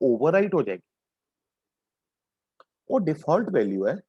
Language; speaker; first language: Hindi; non-native, local second language; Punjabi